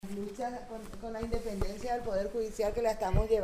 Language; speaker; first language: Spanish; native; Spanish